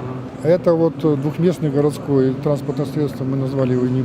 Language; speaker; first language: Russian; native; Russian